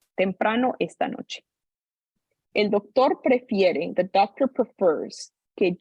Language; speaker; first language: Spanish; non-native, fluent; English